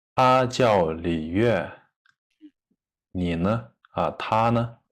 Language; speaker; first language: Chinese; non-native, fluent; Kyrgyz